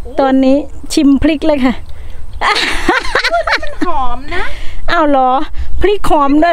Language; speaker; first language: Thai; non-native, local second language; Northeastern Thai